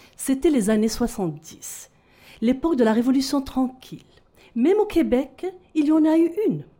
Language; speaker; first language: French; non-native, local second language; Arabic